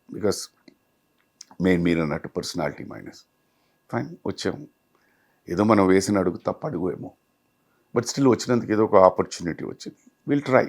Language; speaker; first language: Telugu; native; Telugu